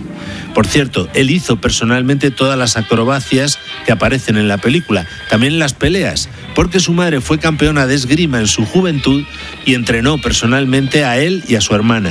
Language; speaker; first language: Spanish; native; Spanish